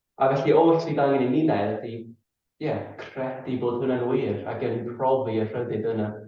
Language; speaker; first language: Welsh; non-native, fluent; English